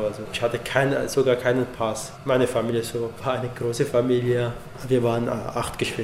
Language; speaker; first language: German; non-native, fluent; Arabic